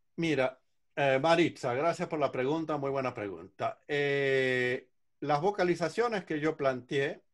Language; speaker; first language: Spanish; native; Spanish